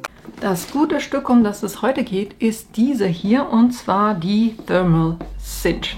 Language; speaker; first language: German; native; German